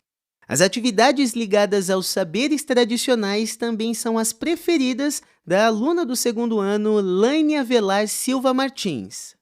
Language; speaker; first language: Portuguese; native; Portuguese